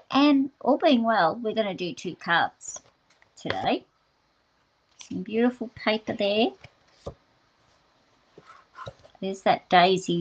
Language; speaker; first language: English; native; English